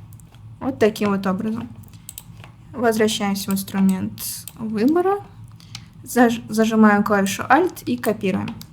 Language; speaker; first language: Russian; native; Russian